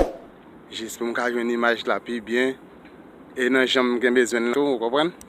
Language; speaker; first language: French; non-native, learner; Haitian Creole